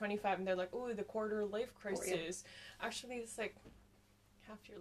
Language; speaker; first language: English; non-native, local second language; Cebuano